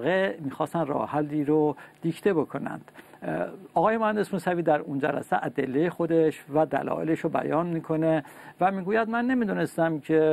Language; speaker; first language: Persian; native; Persian